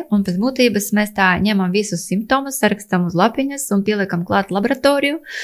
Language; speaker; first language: Latvian; non-native, local second language; Russian